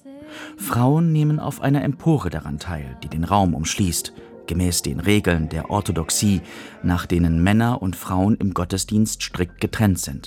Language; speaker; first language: German; native; German